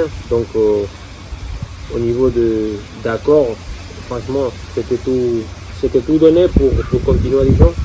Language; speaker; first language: French; non-native, fluent; Spanish